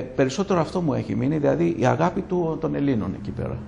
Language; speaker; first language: Greek; native; Greek